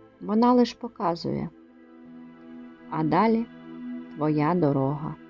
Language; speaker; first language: Ukrainian; native; Ukrainian